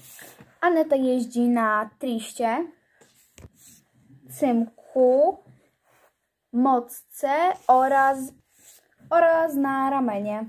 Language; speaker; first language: Polish; native; Polish